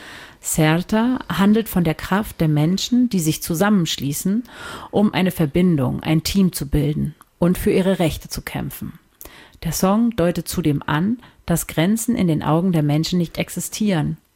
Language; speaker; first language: German; native; German